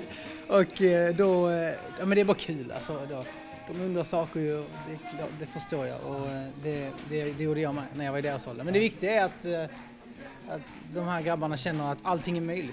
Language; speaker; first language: Swedish; native; Swedish